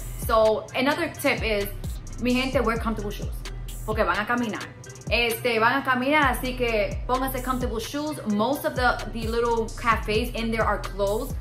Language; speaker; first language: English; early bilingual, other home language; Spanish